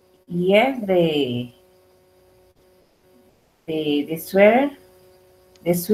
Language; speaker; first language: English; non-native, learner; Spanish